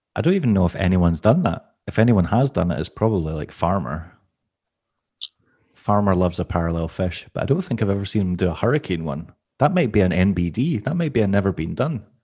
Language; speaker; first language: English; native; English